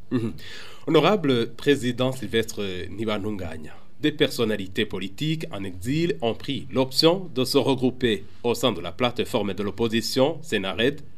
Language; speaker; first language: French; non-native, local second language; Rundi